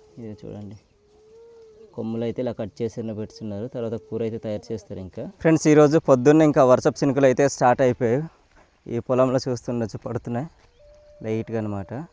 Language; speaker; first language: Telugu; non-native, local second language; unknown